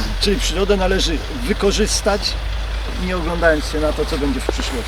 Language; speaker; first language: Polish; native; Polish